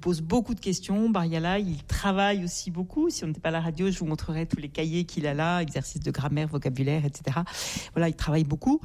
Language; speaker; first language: French; native; French